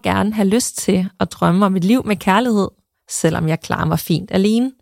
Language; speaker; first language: Danish; native; Danish